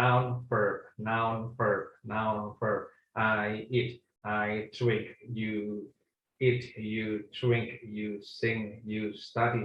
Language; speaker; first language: English; non-native, fluent; Indonesian